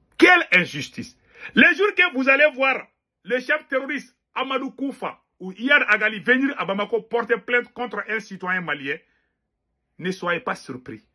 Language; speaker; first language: French; non-native, local second language; Bambara